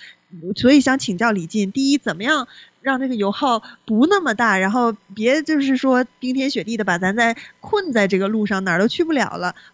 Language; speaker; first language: Chinese; native; Chinese